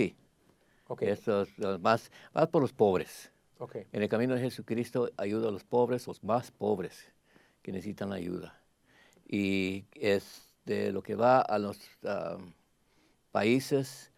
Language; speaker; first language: Spanish; early bilingual, heritage; Spanish